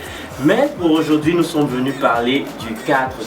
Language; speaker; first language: French; native; French